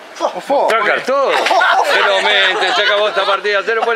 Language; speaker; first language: Spanish; native; Spanish